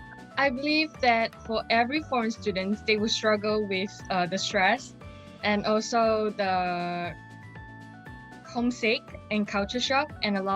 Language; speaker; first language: English; non-native, local second language; Chinese